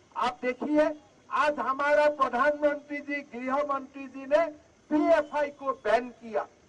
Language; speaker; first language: Hindi; non-native, local second language; Assamese